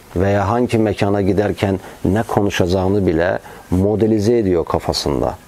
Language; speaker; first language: Turkish; non-native, fluent; Azerbaijani